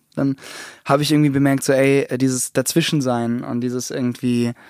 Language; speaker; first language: German; native; German